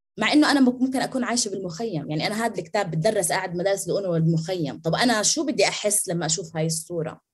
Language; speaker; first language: Arabic; native; Arabic